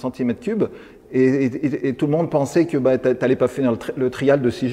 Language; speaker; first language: French; native; French